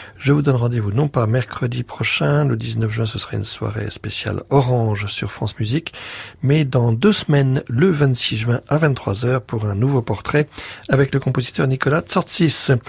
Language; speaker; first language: French; native; French